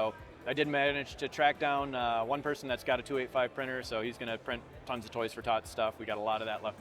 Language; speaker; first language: English; native; English